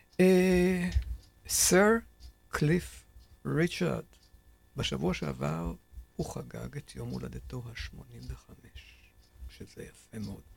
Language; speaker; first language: Hebrew; native; Hebrew